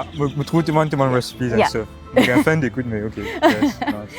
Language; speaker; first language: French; non-native, local second language; Morisyen